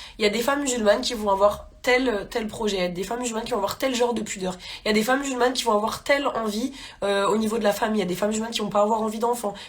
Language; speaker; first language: French; native; French